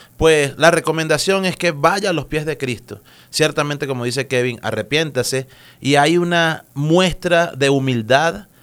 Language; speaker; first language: Spanish; native; Spanish